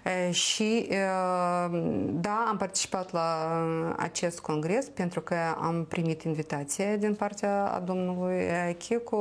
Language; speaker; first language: Romanian; non-native, local second language; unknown